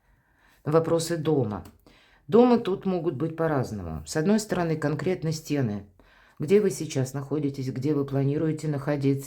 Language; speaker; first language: Russian; native; Russian